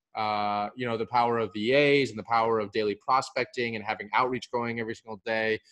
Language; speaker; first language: English; early bilingual, other home language; Hindi